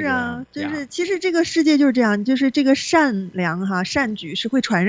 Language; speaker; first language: Chinese; native; Chinese